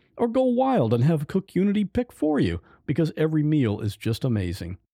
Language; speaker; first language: English; native; English